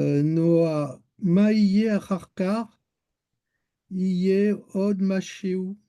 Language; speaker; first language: Hebrew; non-native, learner; French